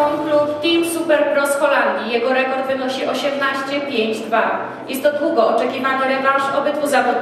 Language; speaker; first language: Polish; native; Polish